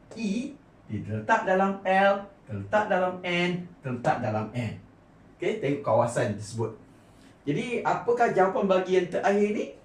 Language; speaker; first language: Malay; native; Malay